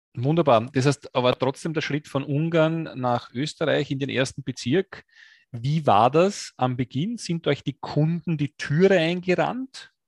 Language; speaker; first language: German; native; German